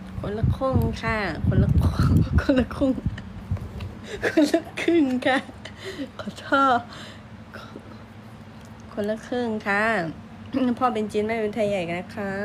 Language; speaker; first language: Thai; non-native, local second language; Shan